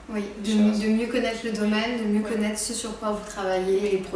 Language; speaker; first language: French; native; French